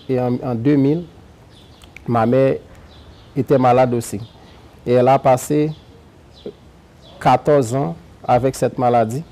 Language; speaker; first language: French; non-native, local second language; Haitian Creole